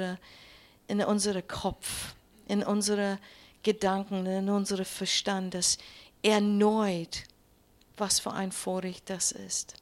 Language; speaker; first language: German; non-native, learner; English